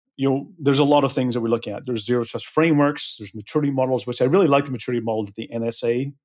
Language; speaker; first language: English; native; English